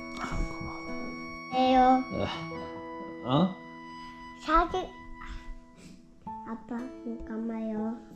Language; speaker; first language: Korean; early bilingual, heritage; Korean